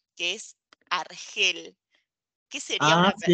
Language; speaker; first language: Spanish; native; Spanish